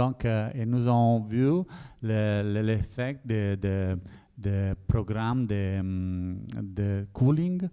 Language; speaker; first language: French; non-native, learner; Italian